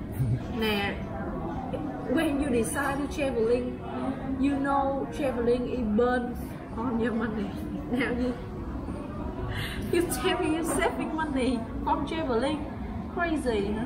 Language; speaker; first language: English; non-native, learner; Vietnamese